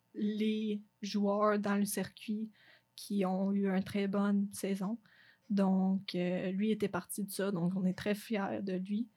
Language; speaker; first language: French; non-native, fluent; English